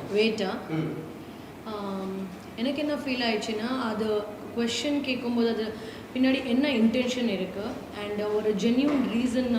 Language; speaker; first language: Tamil; non-native, learner; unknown